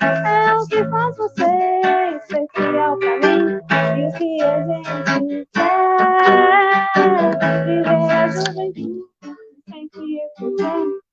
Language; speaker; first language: Portuguese; native; Portuguese